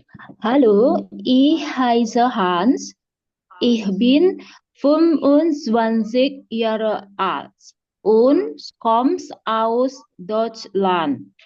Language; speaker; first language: German; non-native, learner; Indonesian